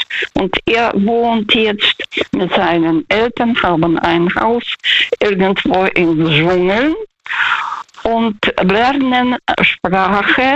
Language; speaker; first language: German; non-native, fluent; Russian